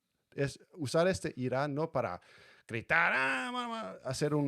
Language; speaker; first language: Spanish; non-native, fluent; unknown